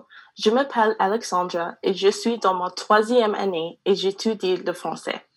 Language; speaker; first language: French; non-native, learner; English